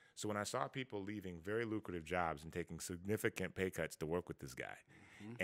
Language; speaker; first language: English; native; English